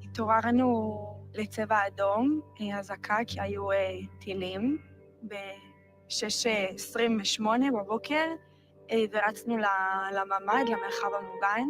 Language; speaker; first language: Hebrew; native; Hebrew